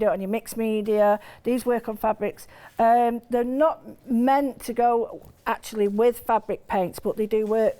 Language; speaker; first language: English; native; English